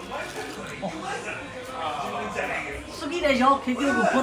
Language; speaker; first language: Japanese; non-native, learner; Chinese